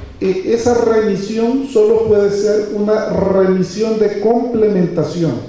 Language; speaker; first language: Spanish; native; Spanish